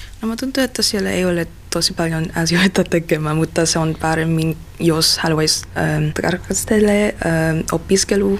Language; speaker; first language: Finnish; non-native, learner; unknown